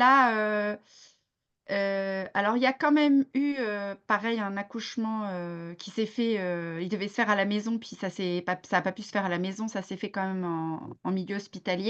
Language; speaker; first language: French; native; French